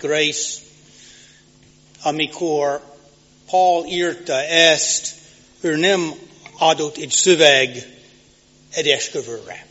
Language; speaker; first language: Hungarian; non-native, fluent; English